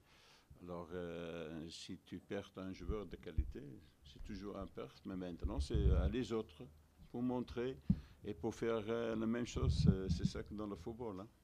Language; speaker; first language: French; non-native, fluent; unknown